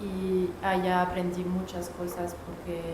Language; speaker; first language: Spanish; non-native, learner; French